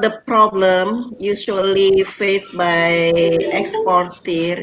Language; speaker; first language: English; non-native, learner; Indonesian